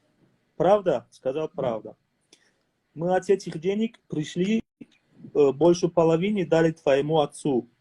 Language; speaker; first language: Russian; non-native, fluent; Tajik